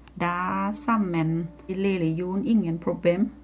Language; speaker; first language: Norwegian; non-native, learner; Thai